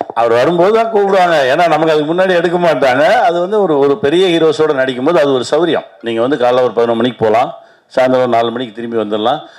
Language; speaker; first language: Tamil; native; Tamil